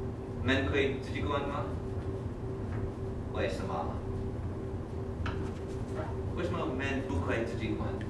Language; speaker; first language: Chinese; non-native, fluent; English